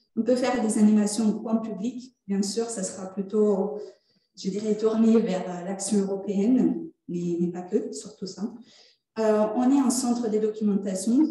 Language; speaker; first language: French; non-native, fluent; Italian